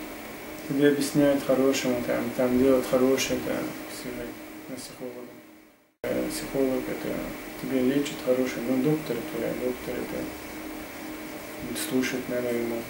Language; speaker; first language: Russian; non-native, local second language; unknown